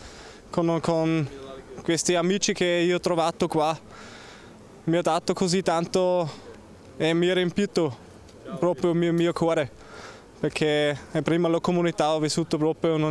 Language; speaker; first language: Italian; non-native, learner; German